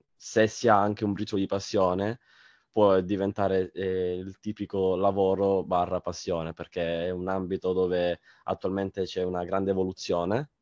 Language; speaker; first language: Italian; native; Italian